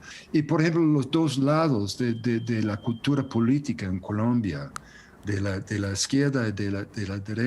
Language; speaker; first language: Spanish; non-native, fluent; English